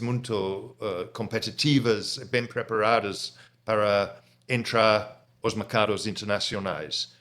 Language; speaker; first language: Portuguese; non-native, fluent; English